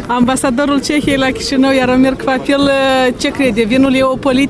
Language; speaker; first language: Romanian; native; Romanian